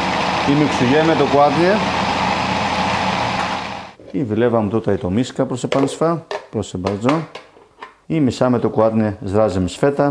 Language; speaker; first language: Polish; non-native, fluent; Greek